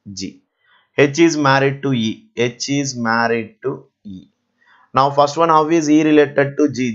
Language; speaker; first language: English; non-native, local second language; Telugu